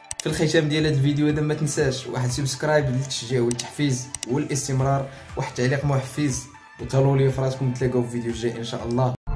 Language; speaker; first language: Arabic; native; Arabic